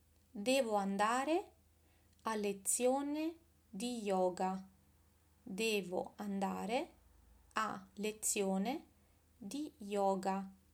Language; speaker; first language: Italian; native; Italian